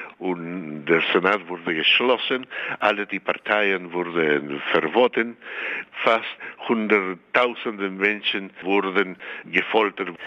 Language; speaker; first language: German; non-native, fluent; Spanish